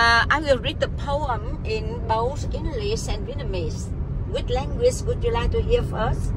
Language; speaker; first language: English; non-native, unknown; Vietnamese